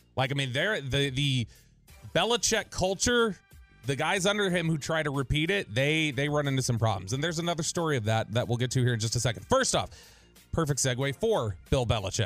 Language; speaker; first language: English; native; English